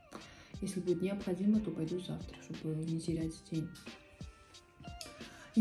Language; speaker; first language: Russian; native; Russian